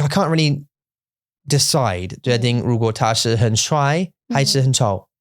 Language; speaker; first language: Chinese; non-native, learner; English